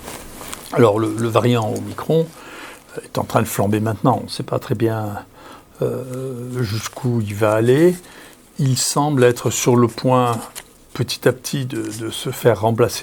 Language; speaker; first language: French; native; French